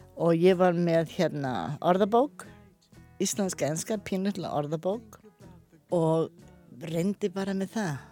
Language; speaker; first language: Icelandic; native; Icelandic